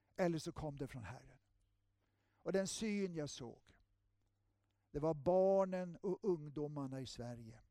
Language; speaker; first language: Swedish; native; Swedish